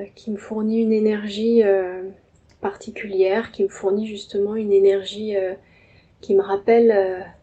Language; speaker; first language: French; native; French